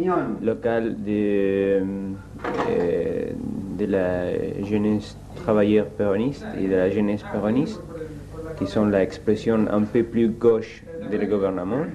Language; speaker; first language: French; non-native, fluent; Spanish